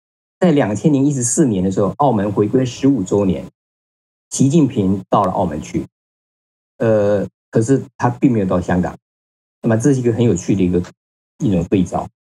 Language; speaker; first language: Chinese; native; Chinese